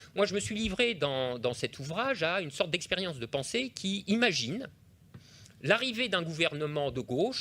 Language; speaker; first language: French; native; French